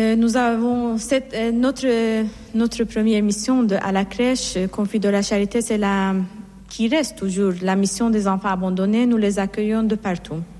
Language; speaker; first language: French; non-native, fluent; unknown